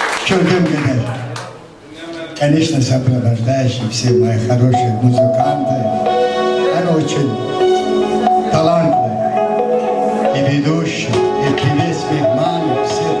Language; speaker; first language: Russian; non-native, local second language; Azerbaijani